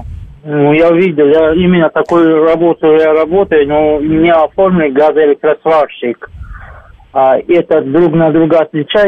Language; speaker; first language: Russian; non-native, learner; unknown